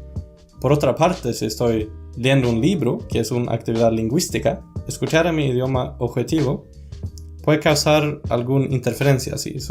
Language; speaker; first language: Spanish; non-native, fluent; Swedish